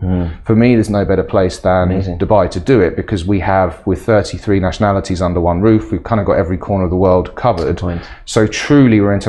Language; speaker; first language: English; native; English